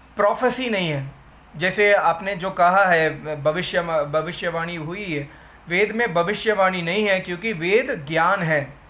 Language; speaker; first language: Hindi; non-native, local second language; Tamil